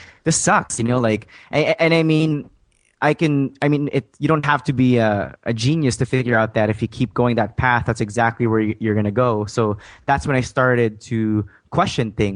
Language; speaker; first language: English; non-native, fluent; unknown